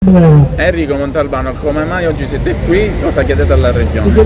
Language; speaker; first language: Italian; native; Italian